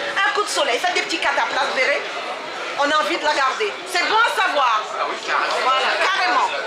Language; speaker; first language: French; native; French